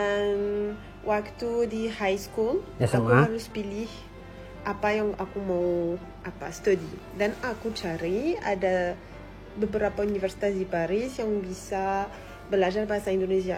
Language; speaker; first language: Indonesian; non-native, fluent; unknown